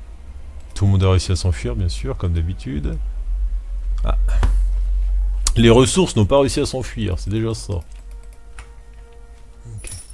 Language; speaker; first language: French; native; French